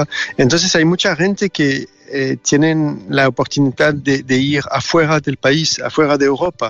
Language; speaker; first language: Spanish; non-native, learner; French